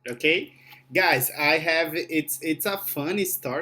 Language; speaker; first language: English; non-native, fluent; Portuguese